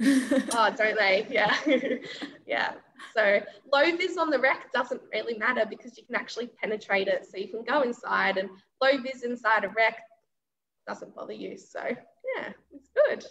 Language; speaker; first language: English; native; English